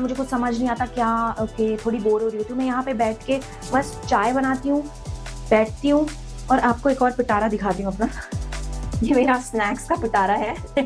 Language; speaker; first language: Hindi; native; Hindi